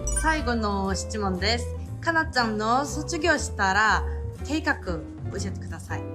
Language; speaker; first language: Japanese; non-native, learner; Korean